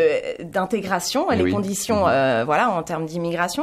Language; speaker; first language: French; native; French